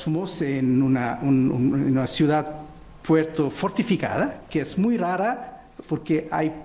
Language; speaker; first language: Spanish; non-native, fluent; Portuguese